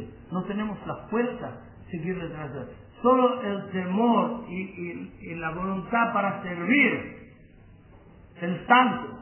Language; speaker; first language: Spanish; non-native, learner; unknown